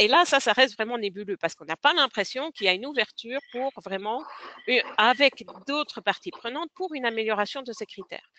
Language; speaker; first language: French; native; French